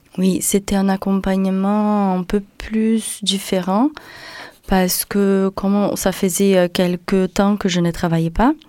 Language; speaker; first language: French; non-native, fluent; Portuguese